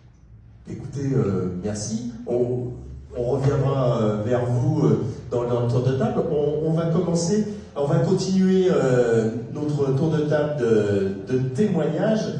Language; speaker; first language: French; native; French